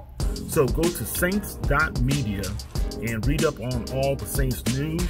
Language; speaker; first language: English; native; English